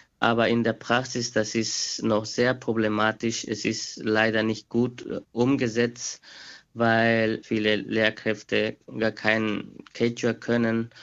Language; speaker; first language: German; non-native, fluent; Quechua